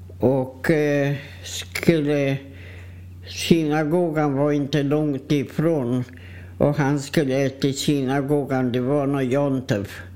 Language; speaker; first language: Swedish; non-native, fluent; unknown